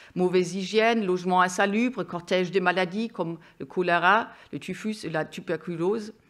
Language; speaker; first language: French; non-native, fluent; German